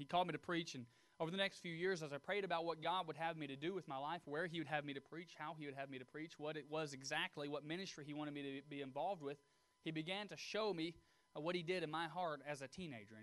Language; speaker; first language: English; native; English